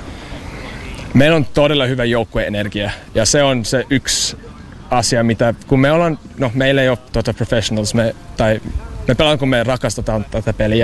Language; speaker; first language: Finnish; non-native, fluent; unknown